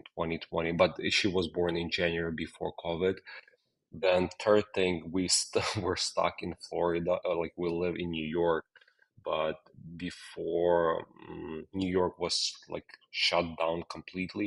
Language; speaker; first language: English; non-native, fluent; Ukrainian